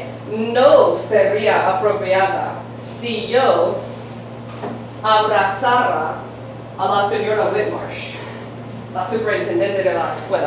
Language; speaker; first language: Spanish; non-native, fluent; English